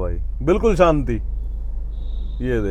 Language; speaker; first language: Hindi; native; Hindi